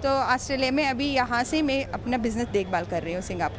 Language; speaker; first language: Hindi; early bilingual, heritage; Hindi